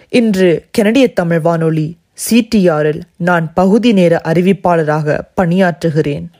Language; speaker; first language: Tamil; early bilingual, heritage; Tamil